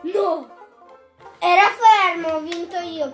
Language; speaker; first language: Italian; early bilingual, other home language; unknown